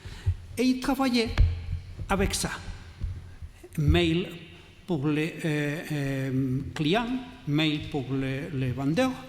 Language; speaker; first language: French; non-native, learner; Catalan